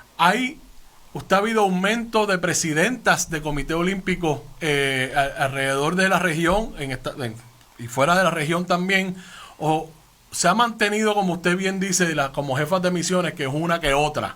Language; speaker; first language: Spanish; native; Spanish